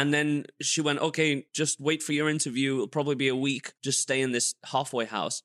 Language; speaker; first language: English; native; English